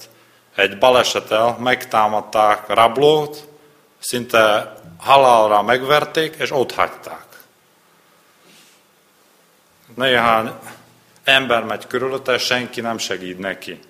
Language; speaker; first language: Hungarian; non-native, learner; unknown